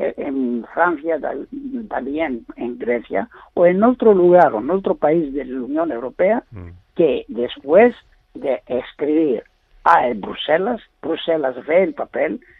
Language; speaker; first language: Spanish; non-native, learner; Greek